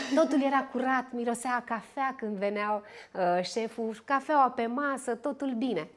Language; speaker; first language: Romanian; native; Romanian